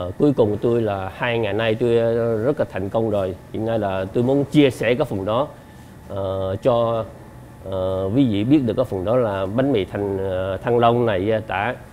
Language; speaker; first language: Vietnamese; non-native, local second language; Chinese